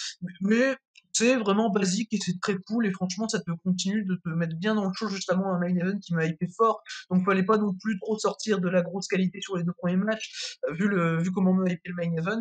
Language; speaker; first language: French; native; French